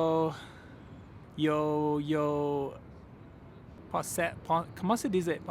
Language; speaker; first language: Spanish; non-native, learner; English